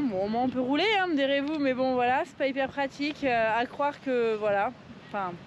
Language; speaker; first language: French; native; French